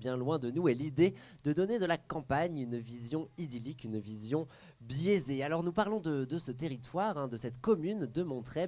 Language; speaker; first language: French; native; French